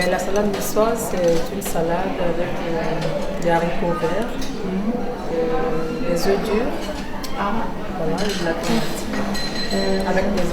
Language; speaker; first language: French; native; French